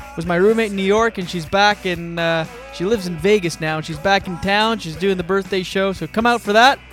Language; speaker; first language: English; native; English